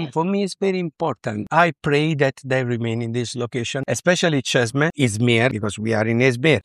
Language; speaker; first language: English; non-native, learner; Italian